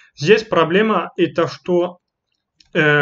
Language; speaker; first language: Russian; non-native, fluent; French